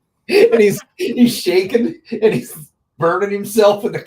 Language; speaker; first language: English; native; English